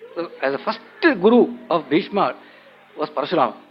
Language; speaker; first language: English; non-native, local second language; Tamil